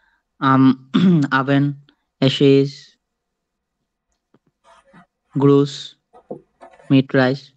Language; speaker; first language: German; non-native, learner; Bangla